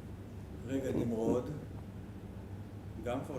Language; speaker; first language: Hebrew; native; Hebrew